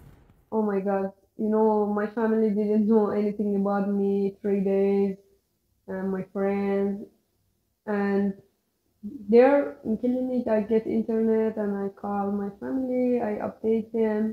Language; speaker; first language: English; non-native, learner; Persian